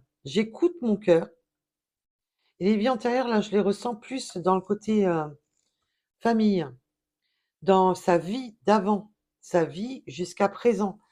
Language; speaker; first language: French; native; French